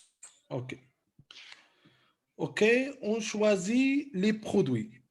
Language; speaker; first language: French; non-native, local second language; Arabic